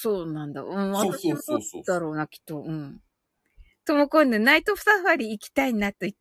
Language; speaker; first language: Japanese; native; Japanese